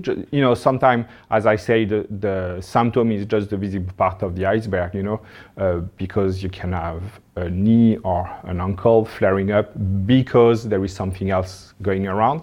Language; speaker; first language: English; non-native, learner; French